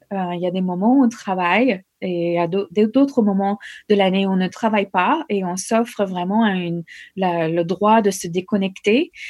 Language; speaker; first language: French; non-native, fluent; English